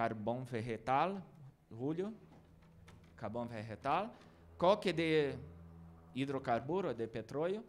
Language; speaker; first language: Spanish; non-native, learner; Portuguese